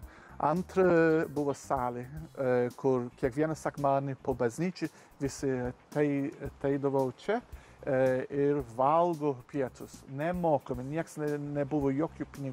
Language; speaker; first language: Lithuanian; non-native, learner; English